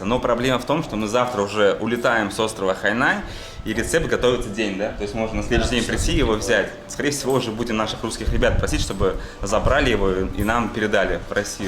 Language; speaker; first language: Russian; native; Russian